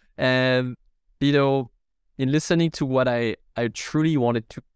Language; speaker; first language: English; non-native, fluent; French